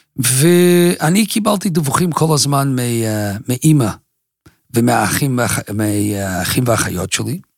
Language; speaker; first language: Hebrew; non-native, fluent; English